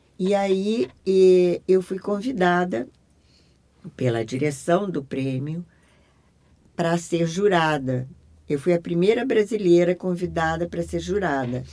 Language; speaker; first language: Portuguese; native; Portuguese